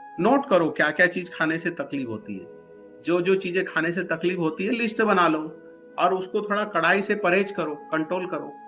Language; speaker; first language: Hindi; non-native, local second language; Marathi